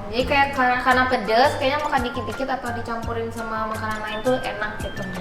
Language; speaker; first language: Indonesian; early bilingual, other home language; Japanese